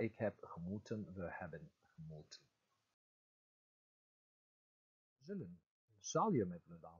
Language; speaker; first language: Dutch; non-native, fluent; Turkish